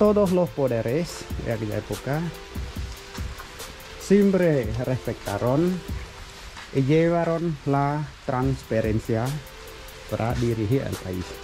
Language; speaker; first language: Spanish; non-native, learner; Khmer